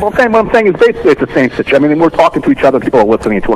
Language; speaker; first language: English; native; English